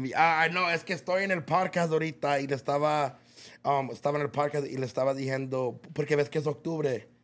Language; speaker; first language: Spanish; early bilingual, other home language; English